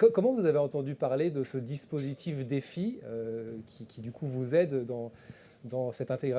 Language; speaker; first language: French; native; French